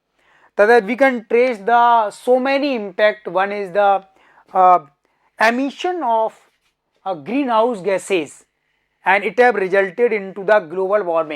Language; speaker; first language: English; non-native, local second language; Hindi